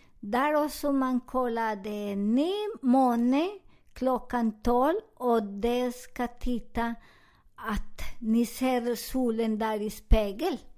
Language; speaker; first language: Swedish; non-native, learner; Spanish